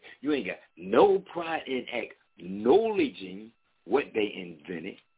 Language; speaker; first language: English; native; English